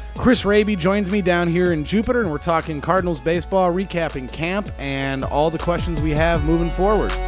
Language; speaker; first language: English; native; English